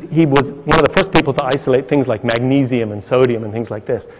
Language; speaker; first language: English; native; English